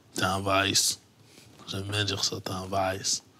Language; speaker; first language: French; native; French